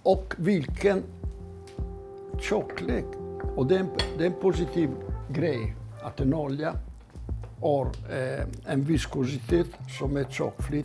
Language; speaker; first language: Swedish; non-native, fluent; Italian